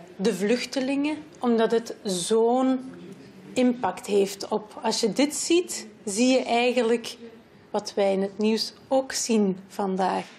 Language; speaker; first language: Dutch; native; Dutch